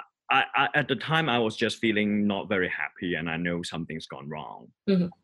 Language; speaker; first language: English; non-native, local second language; Cantonese